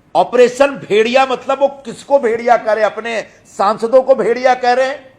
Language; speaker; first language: Hindi; non-native, local second language; Marathi